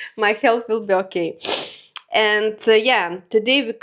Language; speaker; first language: English; non-native, learner; Lithuanian